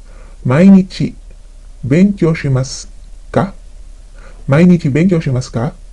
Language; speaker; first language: Japanese; non-native, fluent; Filipino